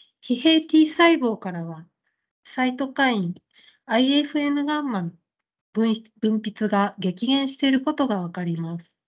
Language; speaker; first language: Japanese; native; Japanese